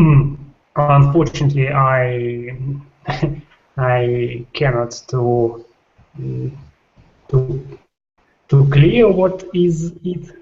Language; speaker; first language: English; non-native, learner; Russian